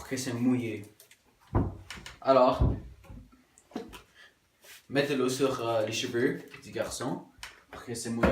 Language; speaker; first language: French; non-native, local second language; English